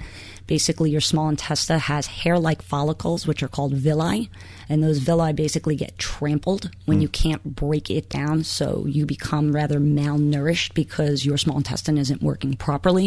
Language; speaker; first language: English; native; English